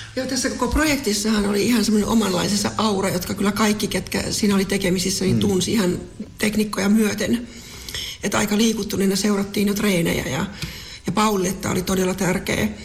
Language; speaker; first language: Finnish; native; Finnish